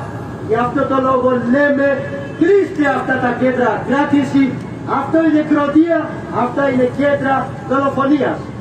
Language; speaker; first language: Greek; non-native, fluent; Urdu